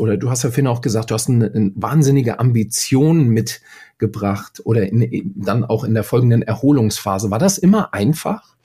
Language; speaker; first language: German; native; German